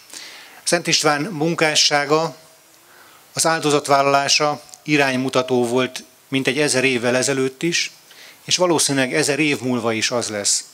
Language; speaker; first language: Hungarian; native; Hungarian